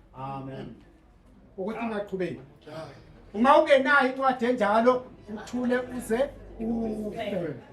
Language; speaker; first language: Zulu; native; Zulu